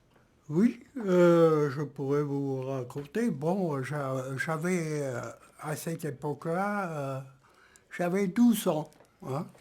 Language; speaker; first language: French; early bilingual, other home language; German